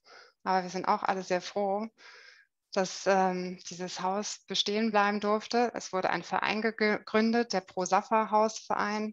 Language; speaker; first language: German; native; German